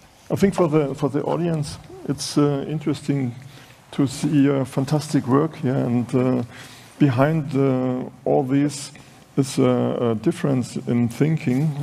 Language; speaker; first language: English; non-native, fluent; German